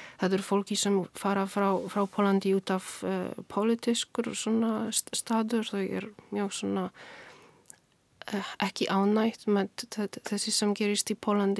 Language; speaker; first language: Icelandic; non-native, learner; Polish